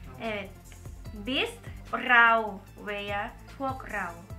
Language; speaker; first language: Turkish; non-native, learner; Thai